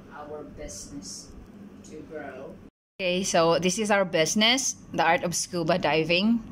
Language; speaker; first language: English; non-native, local second language; Cebuano